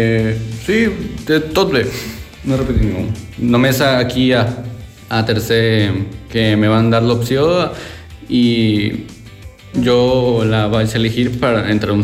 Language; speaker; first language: Catalan; non-native, learner; Spanish